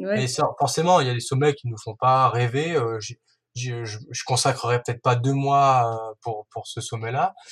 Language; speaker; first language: French; native; French